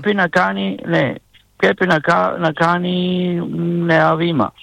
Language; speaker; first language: Greek; non-native, learner; Serbian